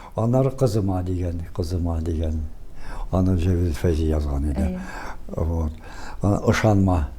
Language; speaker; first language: Tatar; early bilingual, heritage; Tatar